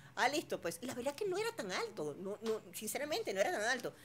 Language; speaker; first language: Spanish; native; Spanish